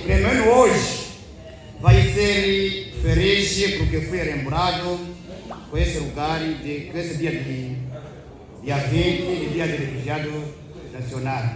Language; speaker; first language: Portuguese; non-native, learner; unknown